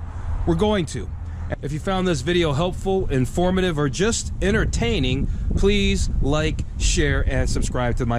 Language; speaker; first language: English; native; English